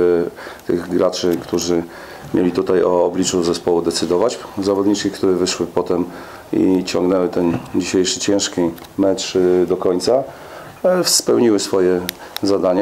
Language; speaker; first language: Polish; native; Polish